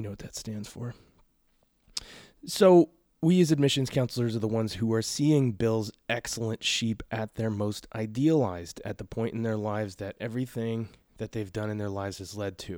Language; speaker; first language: English; native; English